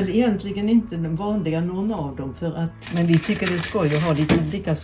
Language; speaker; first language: Swedish; native; Swedish